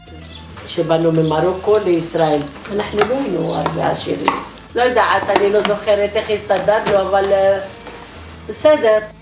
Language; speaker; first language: Hebrew; early bilingual, other home language; Arabic